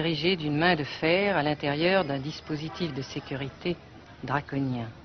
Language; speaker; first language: French; native; French